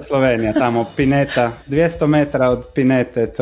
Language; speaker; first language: Slovenian; non-native, learner; Croatian